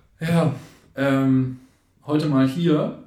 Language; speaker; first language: German; native; German